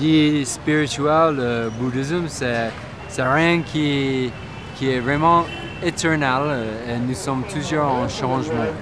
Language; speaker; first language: French; non-native, learner; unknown